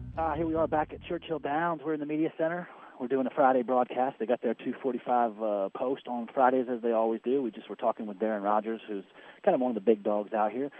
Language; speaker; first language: English; native; English